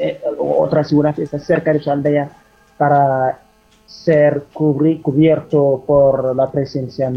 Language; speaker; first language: Spanish; non-native, fluent; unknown